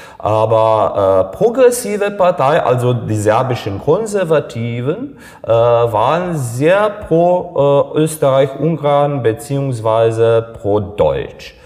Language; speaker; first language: German; non-native, fluent; Serbian